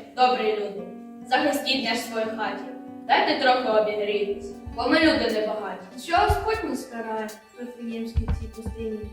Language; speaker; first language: Ukrainian; native; Ukrainian